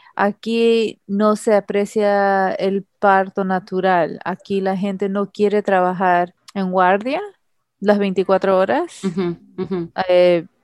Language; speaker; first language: Spanish; early bilingual, heritage; Spanish